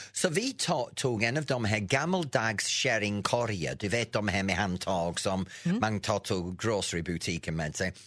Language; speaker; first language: Swedish; non-native, fluent; English